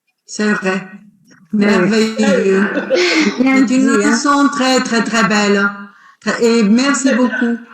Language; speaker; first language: French; non-native, fluent; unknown